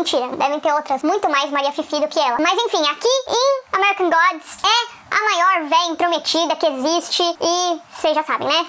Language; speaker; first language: Portuguese; native; Portuguese